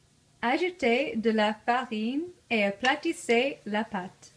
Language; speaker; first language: French; non-native, learner; English